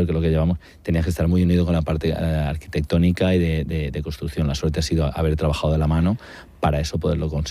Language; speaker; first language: Spanish; native; Spanish